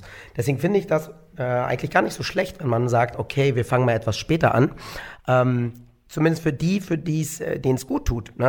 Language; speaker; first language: German; native; German